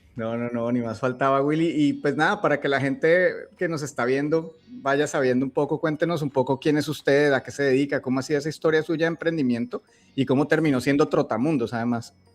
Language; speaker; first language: Spanish; native; Spanish